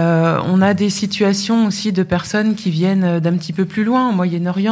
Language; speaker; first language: French; native; French